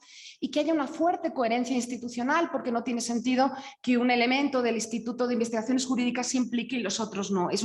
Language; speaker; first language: Spanish; native; Spanish